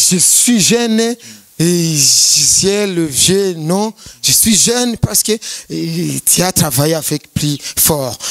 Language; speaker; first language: French; non-native, learner; Rundi